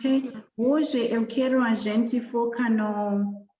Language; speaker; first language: Portuguese; non-native, learner; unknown